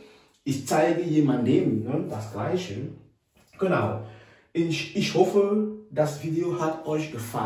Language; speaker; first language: German; non-native, fluent; French